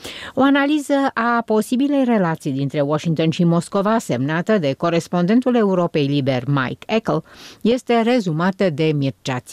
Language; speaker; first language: Romanian; native; Romanian